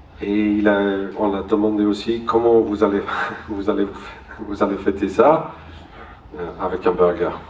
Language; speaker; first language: French; non-native, learner; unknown